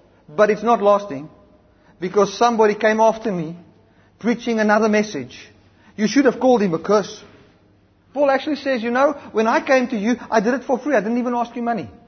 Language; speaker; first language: English; non-native, local second language; Afrikaans